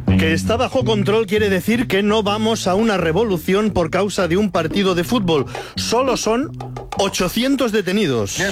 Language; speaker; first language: Spanish; native; Spanish